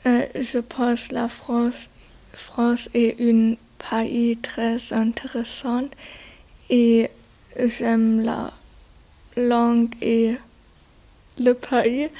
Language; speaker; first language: French; non-native, learner; German